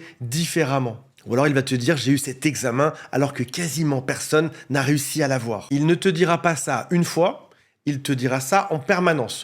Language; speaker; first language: French; native; French